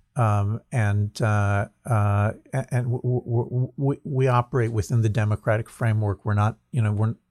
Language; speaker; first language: English; native; English